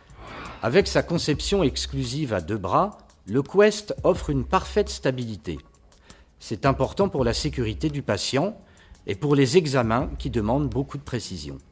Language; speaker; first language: French; native; French